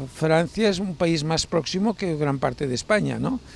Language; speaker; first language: Spanish; native; Spanish